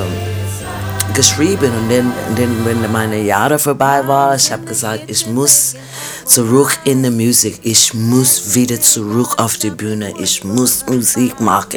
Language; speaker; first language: German; non-native, fluent; English